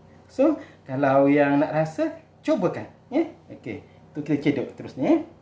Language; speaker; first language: Malay; native; Malay